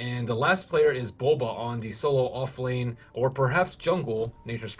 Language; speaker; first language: English; native; English